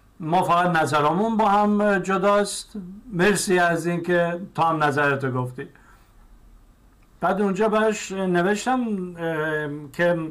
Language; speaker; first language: Persian; native; Persian